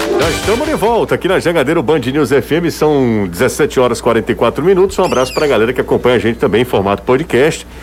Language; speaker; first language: Portuguese; native; Portuguese